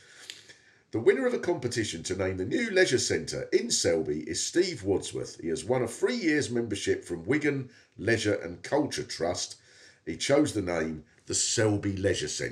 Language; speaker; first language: English; native; English